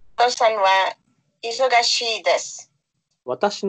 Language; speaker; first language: Japanese; non-native, learner; Spanish